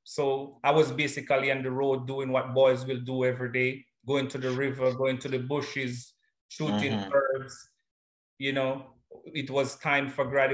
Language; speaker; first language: English; non-native, local second language; Jamaican Creole English